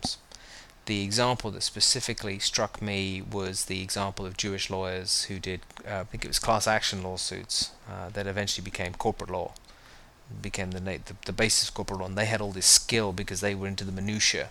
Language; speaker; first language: English; native; English